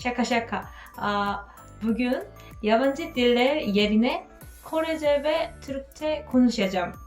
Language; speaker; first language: Turkish; non-native, learner; Korean